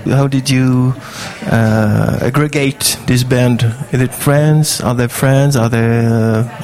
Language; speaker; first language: English; non-native, fluent; French